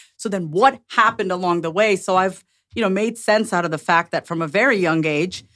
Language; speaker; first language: English; native; English